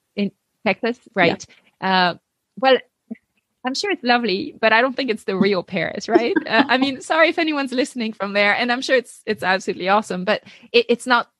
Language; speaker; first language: English; non-native, fluent; French